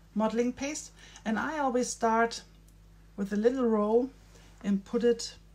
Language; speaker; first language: English; non-native, fluent; German